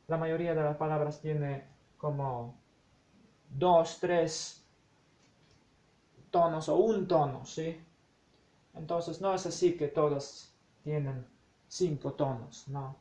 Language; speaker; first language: Spanish; non-native, fluent; Polish